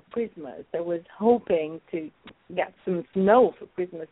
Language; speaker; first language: English; non-native, fluent; Italian